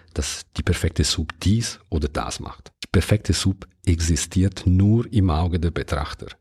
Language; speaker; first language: German; non-native, fluent; Italian